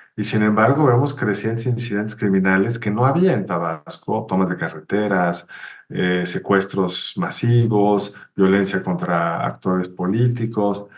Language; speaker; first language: Spanish; native; Spanish